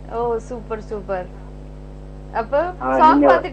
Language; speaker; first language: Tamil; non-native, local second language; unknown